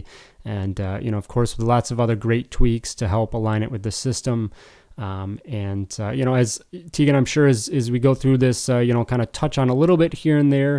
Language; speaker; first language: English; native; English